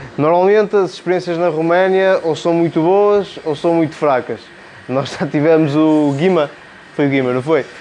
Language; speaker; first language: Portuguese; native; Portuguese